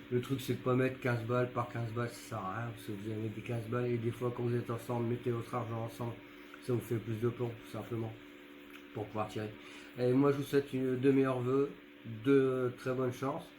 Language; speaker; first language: French; native; French